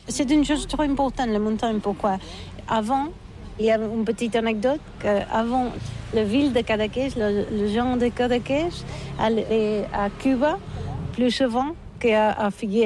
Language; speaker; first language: French; non-native, learner; Catalan